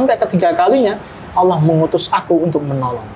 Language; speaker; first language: Indonesian; native; Indonesian